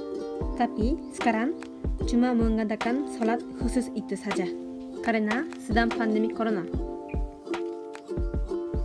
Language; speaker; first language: Indonesian; non-native, fluent; Japanese